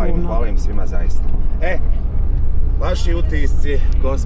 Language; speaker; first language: Bosnian; native; Bosnian